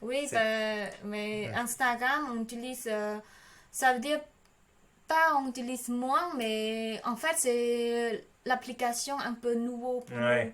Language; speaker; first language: French; non-native, learner; Khmer